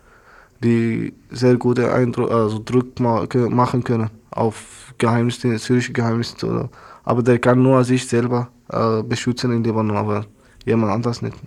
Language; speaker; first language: German; non-native, learner; Arabic